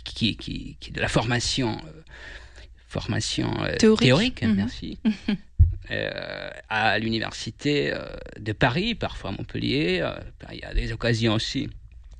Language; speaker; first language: French; non-native, fluent; Hungarian